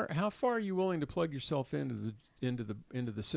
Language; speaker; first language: English; native; English